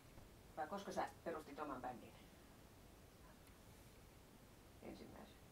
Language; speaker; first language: Finnish; native; Finnish